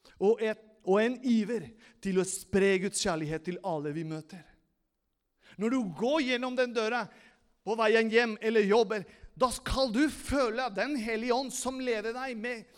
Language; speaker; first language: Norwegian; non-native, fluent; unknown